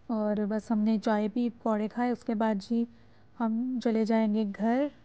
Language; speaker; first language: Hindi; non-native, local second language; Punjabi